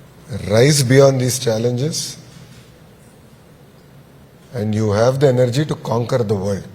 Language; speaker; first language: Telugu; native; Telugu